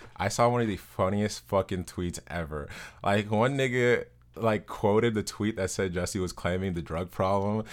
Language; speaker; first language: English; early bilingual, other home language; Yoruba